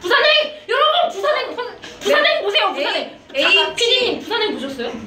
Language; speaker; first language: Korean; native; Korean